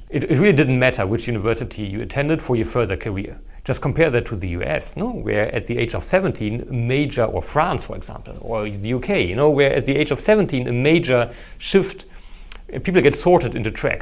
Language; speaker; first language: English; non-native, fluent; German